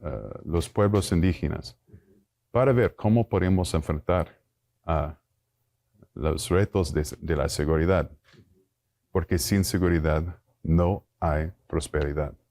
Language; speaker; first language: Spanish; non-native, fluent; English